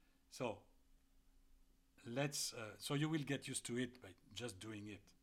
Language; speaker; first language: English; non-native, fluent; French